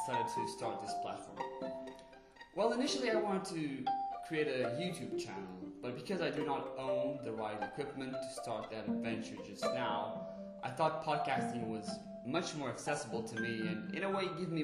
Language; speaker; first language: English; non-native, fluent; Portuguese